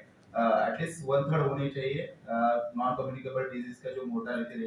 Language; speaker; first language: Hindi; non-native, local second language; Marathi